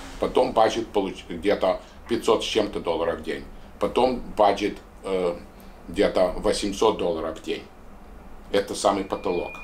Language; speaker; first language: Russian; native; Russian